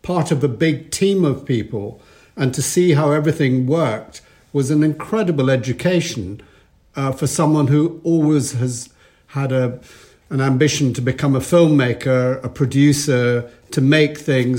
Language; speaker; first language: English; native; English